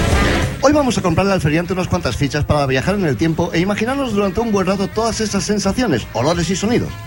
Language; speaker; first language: Spanish; native; Spanish